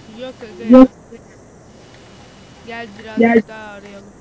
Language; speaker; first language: Turkish; native; Turkish